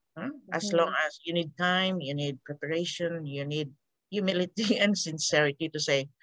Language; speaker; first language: English; non-native, local second language; Hiligaynon